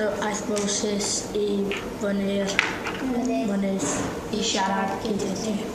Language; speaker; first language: Welsh; non-native, learner; English